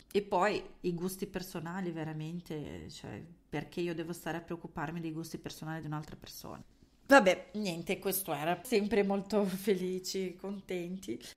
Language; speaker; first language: Italian; native; Italian